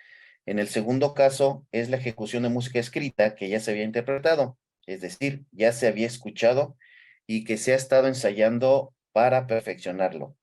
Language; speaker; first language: Spanish; native; Spanish